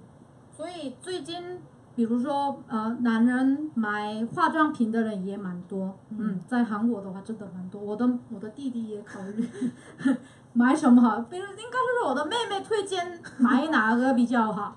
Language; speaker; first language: Chinese; non-native, fluent; Korean